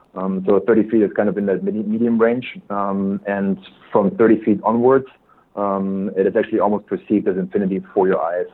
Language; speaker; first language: English; non-native, fluent; German